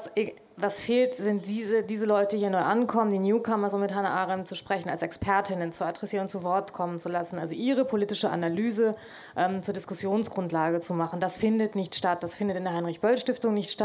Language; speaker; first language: German; native; German